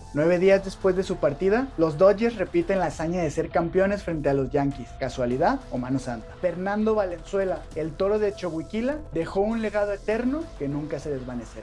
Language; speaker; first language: Spanish; native; Spanish